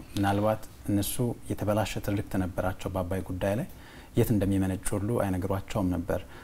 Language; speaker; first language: Amharic; native; Amharic